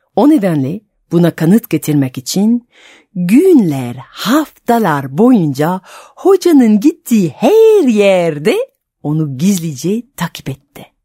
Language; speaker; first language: Turkish; non-native, fluent; French